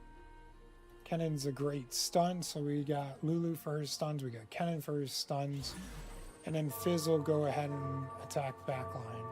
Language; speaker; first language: English; native; English